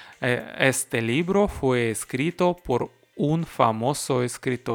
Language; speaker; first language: Spanish; non-native, learner; Russian